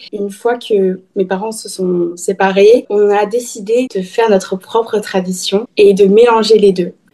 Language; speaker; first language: French; early bilingual, heritage; French